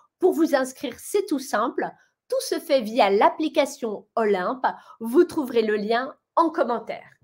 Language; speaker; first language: French; native; French